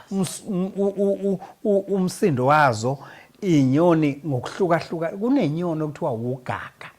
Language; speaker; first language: Zulu; native; Zulu